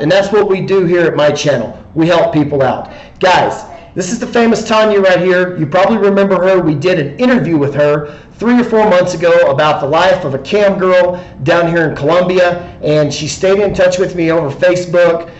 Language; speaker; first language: English; native; English